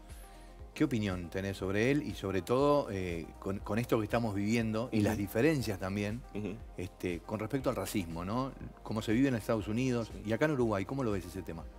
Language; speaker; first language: Spanish; native; Spanish